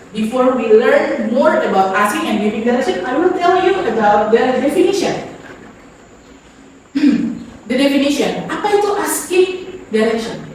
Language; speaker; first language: English; non-native, fluent; Indonesian